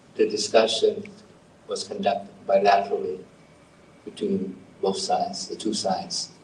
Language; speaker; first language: English; non-native, fluent; Thai